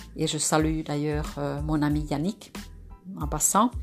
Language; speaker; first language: French; non-native, fluent; Finnish